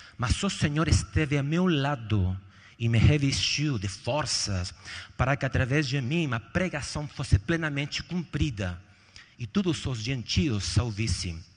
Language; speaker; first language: Portuguese; non-native, fluent; Spanish